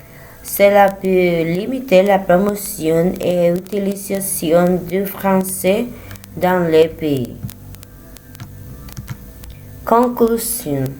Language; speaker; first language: French; non-native, learner; Spanish